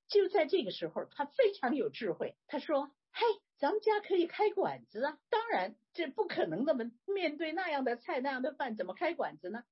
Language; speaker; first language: Chinese; native; Chinese